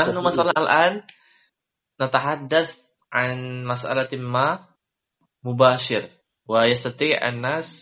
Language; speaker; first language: Arabic; non-native, learner; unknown